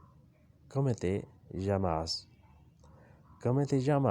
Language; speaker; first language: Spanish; non-native, learner; Urdu